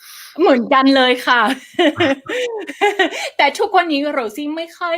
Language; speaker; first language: Thai; non-native, fluent; English